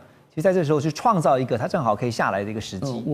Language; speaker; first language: Chinese; native; Chinese